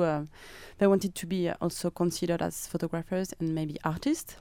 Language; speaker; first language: English; non-native, fluent; French